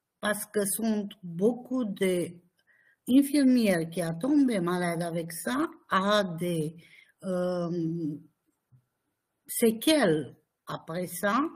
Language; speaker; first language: French; non-native, fluent; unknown